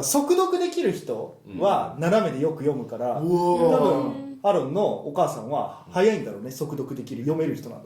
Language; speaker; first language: Japanese; native; Japanese